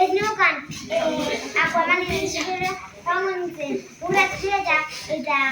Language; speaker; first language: Basque; non-native, local second language; Spanish